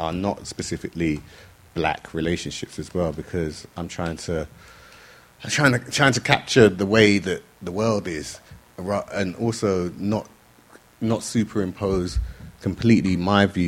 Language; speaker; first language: English; native; English